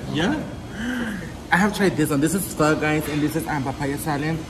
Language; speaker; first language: English; early bilingual, other home language; Spanish